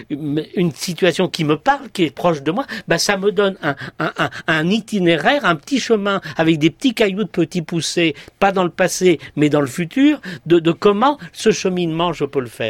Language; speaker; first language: French; native; French